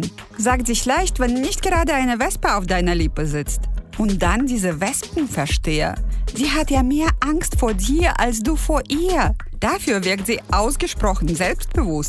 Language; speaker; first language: German; non-native, fluent; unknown